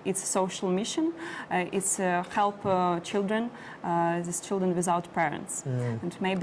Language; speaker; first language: English; non-native, learner; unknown